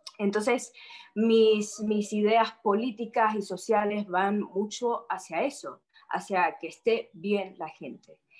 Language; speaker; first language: Spanish; native; Spanish